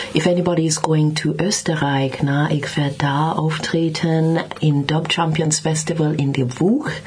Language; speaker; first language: German; non-native, learner; English